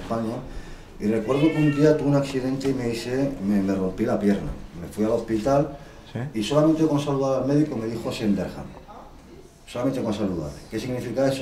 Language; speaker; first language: Spanish; non-native, fluent; Arabic